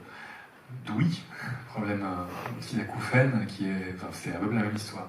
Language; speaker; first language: French; native; French